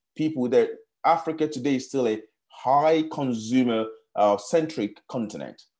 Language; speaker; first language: English; non-native, local second language; Yoruba